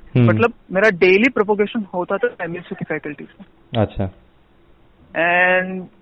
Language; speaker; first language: Hindi; non-native, local second language; Gujarati